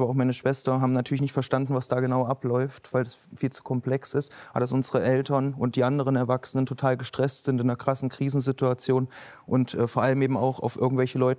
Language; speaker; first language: German; native; German